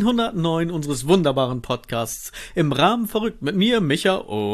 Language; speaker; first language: German; native; German